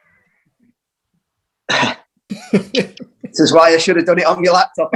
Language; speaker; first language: English; native; English